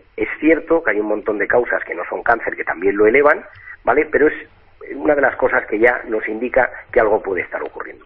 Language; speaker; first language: Spanish; native; Spanish